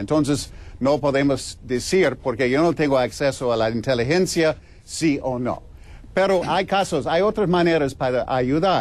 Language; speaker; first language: Spanish; non-native, fluent; English